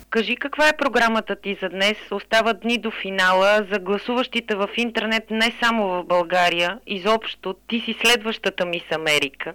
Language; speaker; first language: Bulgarian; native; Bulgarian